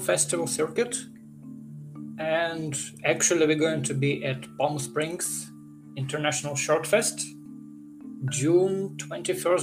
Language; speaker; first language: English; non-native, fluent; Ukrainian